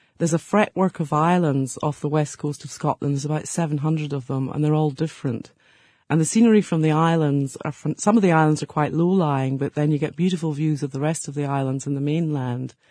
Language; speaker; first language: English; native; English